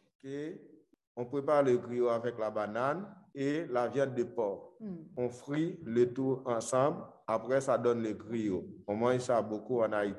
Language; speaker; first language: French; non-native, local second language; Haitian Creole